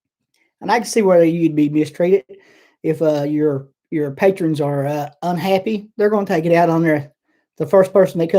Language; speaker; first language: English; native; English